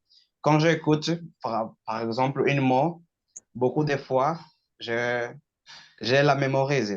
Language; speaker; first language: French; non-native, learner; Portuguese